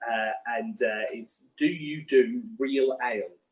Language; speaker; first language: English; native; English